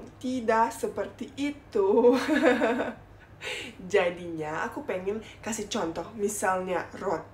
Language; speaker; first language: Indonesian; non-native, fluent; Bosnian